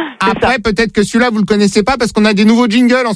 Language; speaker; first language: French; native; French